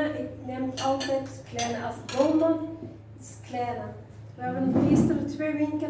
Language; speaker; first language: Dutch; non-native, learner; Kurdish